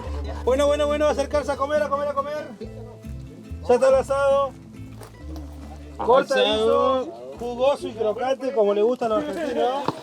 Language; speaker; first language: Spanish; native; Spanish